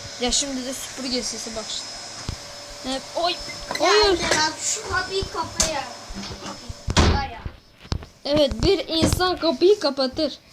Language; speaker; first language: Turkish; native; Turkish